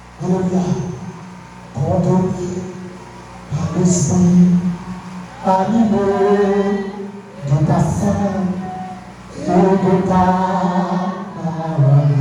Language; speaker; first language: French; non-native, local second language; Haitian Creole